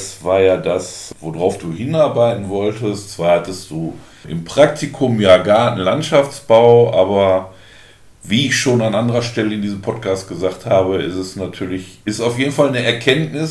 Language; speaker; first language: German; native; German